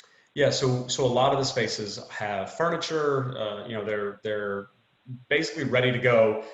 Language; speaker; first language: English; native; English